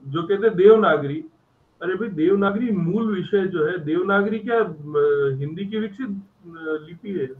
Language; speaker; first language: Hindi; native; Hindi